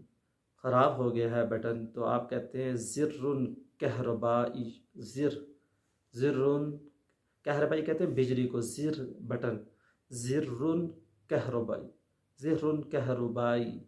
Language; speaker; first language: Urdu; native; Urdu